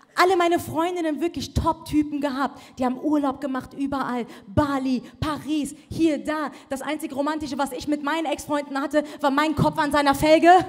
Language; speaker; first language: German; early bilingual, other home language; Persian